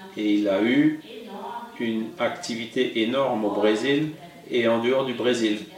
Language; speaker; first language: French; non-native, fluent; Portuguese